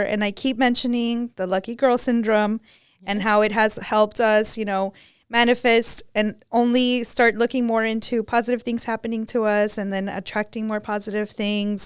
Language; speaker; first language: English; early bilingual, other home language; Spanish